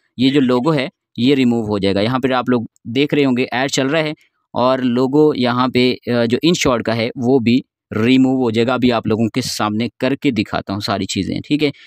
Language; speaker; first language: Urdu; non-native, local second language; Sindhi